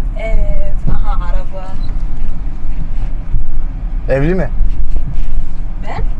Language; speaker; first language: Turkish; non-native, learner; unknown